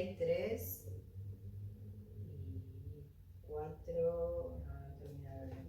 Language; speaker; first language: Spanish; native; Spanish